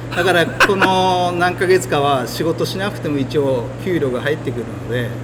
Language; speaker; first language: Japanese; native; Japanese